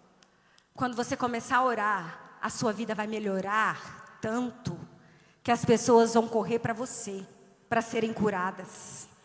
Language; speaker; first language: Portuguese; native; Portuguese